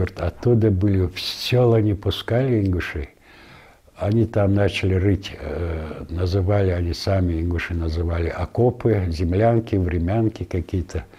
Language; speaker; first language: Russian; non-native, local second language; Ingush